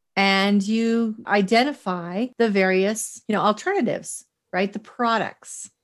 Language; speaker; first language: English; native; English